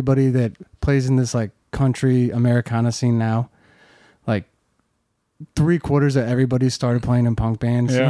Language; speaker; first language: English; native; English